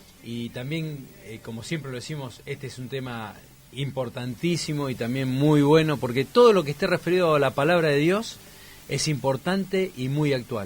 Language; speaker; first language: Spanish; native; Spanish